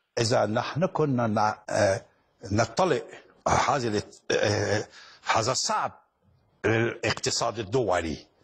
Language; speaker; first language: Arabic; non-native, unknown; Persian